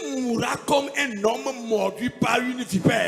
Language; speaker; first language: French; non-native, local second language; Ewe